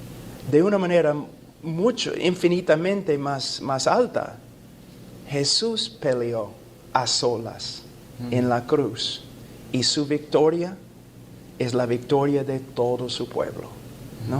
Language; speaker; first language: Spanish; non-native, fluent; English